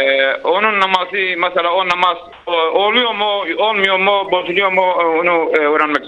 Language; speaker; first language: Turkish; non-native, local second language; Kurdish